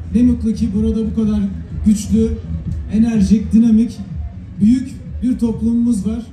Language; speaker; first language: Turkish; native; Turkish